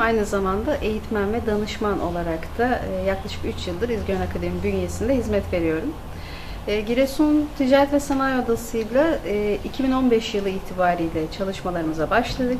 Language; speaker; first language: Turkish; native; Turkish